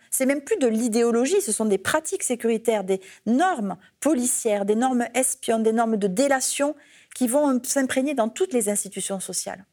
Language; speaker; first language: French; native; French